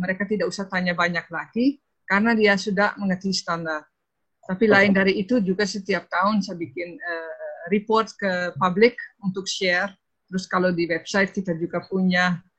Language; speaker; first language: Indonesian; non-native, fluent; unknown